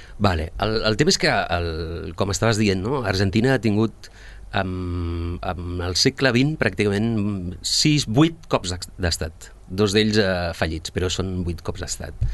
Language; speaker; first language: Catalan; early bilingual, other home language; Spanish